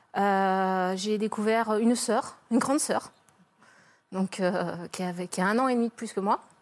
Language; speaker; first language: French; native; French